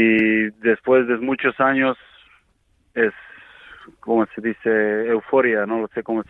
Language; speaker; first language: Spanish; non-native, learner; Serbian